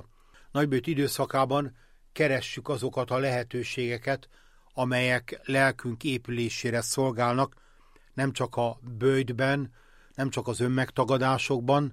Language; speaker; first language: Hungarian; native; Hungarian